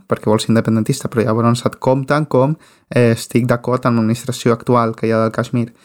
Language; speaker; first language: Catalan; native; Catalan